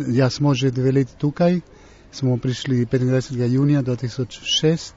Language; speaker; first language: Slovenian; early bilingual, heritage; Slovenian